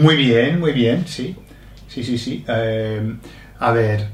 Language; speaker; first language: Spanish; non-native, fluent; English